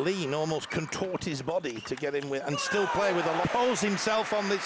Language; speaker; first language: English; native; English